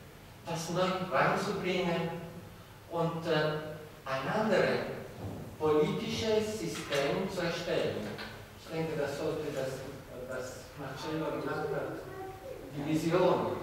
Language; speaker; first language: German; non-native, fluent; Italian